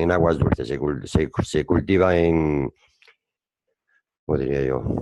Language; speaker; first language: Spanish; native; Spanish